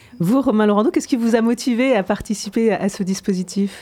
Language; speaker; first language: French; native; French